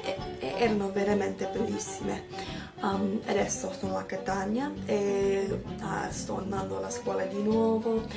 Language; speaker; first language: Italian; non-native, learner; English